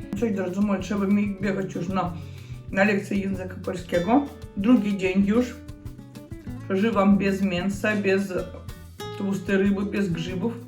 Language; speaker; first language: Polish; non-native, learner; Russian